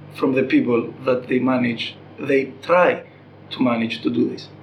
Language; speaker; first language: English; non-native, fluent; Greek